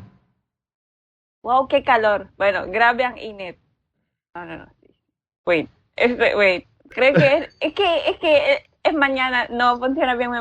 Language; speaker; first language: Spanish; non-native, learner; Filipino